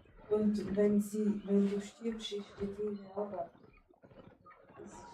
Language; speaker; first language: German; non-native, learner; Portuguese